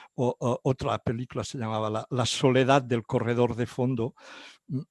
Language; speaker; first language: Spanish; non-native, local second language; Catalan